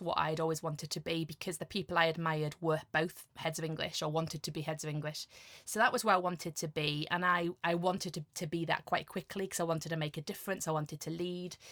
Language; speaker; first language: English; native; English